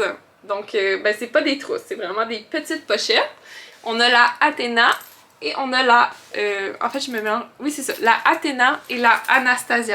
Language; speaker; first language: French; native; French